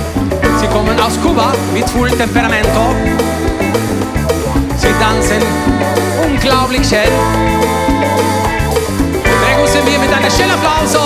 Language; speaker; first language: German; non-native, learner; Spanish